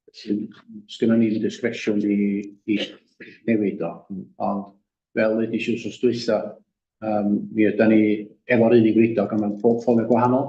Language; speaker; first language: Welsh; native; Welsh